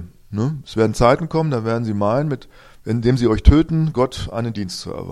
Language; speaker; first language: German; native; German